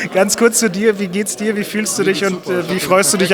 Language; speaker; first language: German; native; German